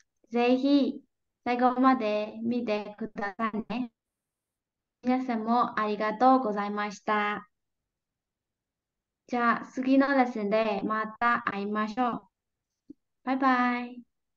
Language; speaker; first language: Japanese; non-native, learner; Burmese